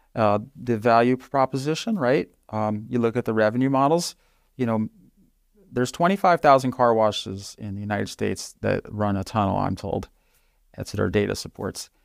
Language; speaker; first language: English; native; English